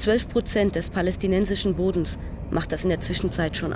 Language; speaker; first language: German; native; German